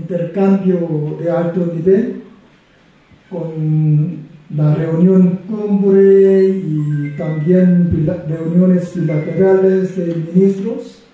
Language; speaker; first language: Spanish; non-native, fluent; Korean